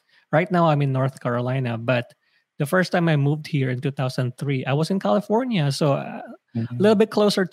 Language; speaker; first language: English; non-native, local second language; Filipino